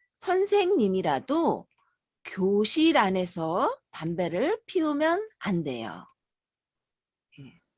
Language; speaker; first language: Korean; native; Korean